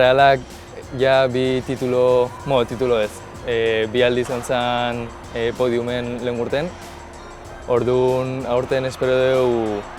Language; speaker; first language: Basque; non-native, learner; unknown